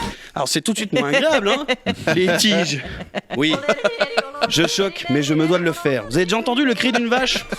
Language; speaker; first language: French; native; French